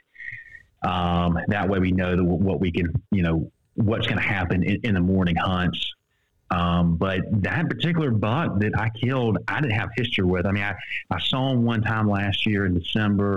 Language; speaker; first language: English; native; English